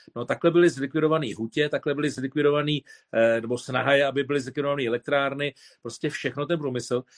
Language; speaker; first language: Czech; native; Czech